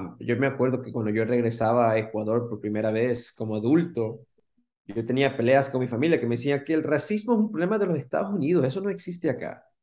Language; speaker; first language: Spanish; early bilingual, heritage; Spanish